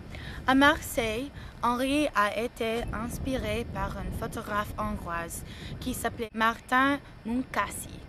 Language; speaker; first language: French; non-native, learner; English